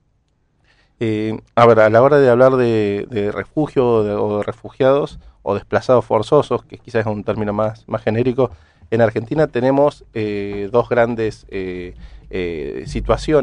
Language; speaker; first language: Spanish; native; Spanish